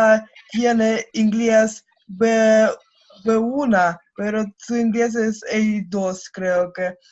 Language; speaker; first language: Spanish; non-native, learner; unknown